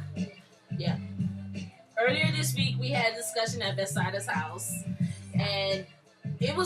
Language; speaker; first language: English; early bilingual, other home language; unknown